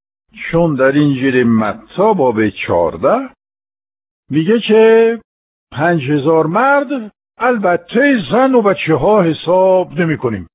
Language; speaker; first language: Persian; non-native, fluent; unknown